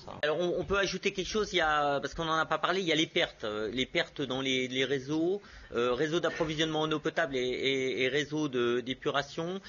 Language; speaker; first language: French; native; French